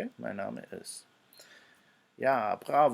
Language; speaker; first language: German; non-native, fluent; English